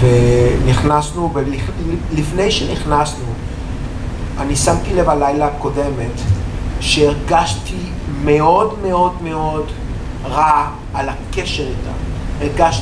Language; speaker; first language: Hebrew; non-native, learner; English